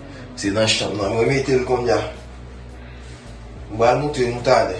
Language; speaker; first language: French; non-native, learner; Haitian Creole